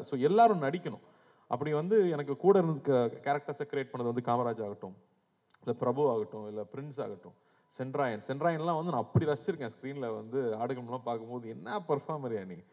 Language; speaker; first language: Tamil; native; Tamil